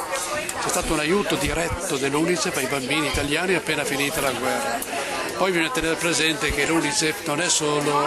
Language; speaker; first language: Italian; native; Italian